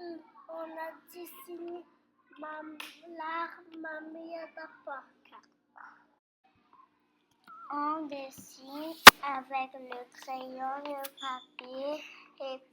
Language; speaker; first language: French; non-native, learner; Portuguese